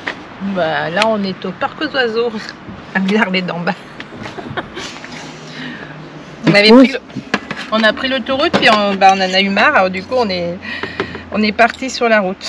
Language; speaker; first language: French; native; French